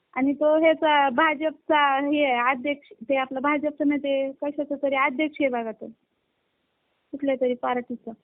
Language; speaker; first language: Marathi; native; Marathi